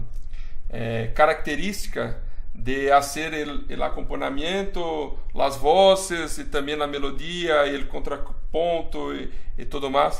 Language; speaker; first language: Spanish; non-native, fluent; Portuguese